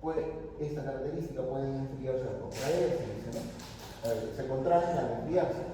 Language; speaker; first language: Spanish; native; Spanish